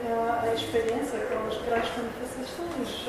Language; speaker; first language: Portuguese; non-native, fluent; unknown